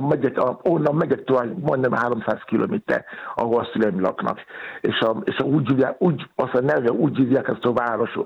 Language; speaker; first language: Hungarian; non-native, fluent; Yoruba